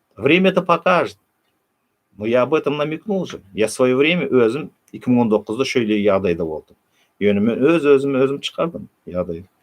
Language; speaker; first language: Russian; non-native, local second language; Turkmen